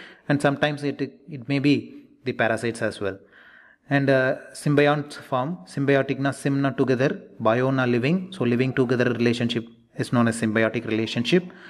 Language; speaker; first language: English; non-native, local second language; Tamil